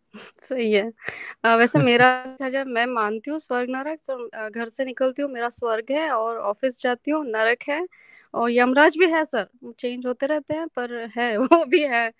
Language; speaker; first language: Hindi; non-native, local second language; Marathi